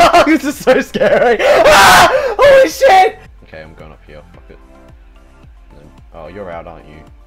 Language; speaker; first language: English; native; English